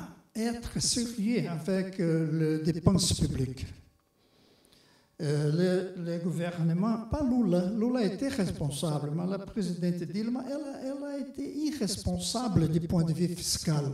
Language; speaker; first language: French; non-native, fluent; Portuguese